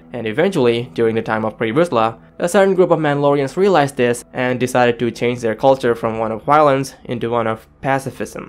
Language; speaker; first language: English; native; English